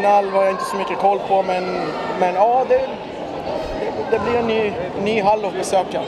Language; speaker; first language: Swedish; native; Swedish